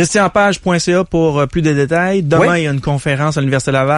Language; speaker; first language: French; native; French